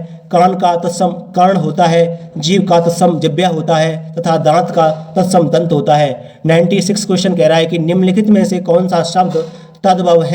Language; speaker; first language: Hindi; native; Hindi